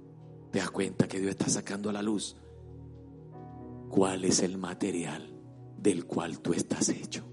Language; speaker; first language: Spanish; native; Spanish